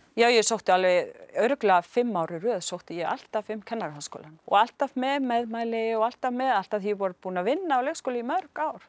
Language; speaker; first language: Icelandic; non-native, fluent; Arabic